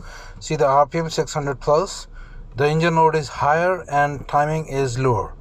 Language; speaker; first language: English; non-native, fluent; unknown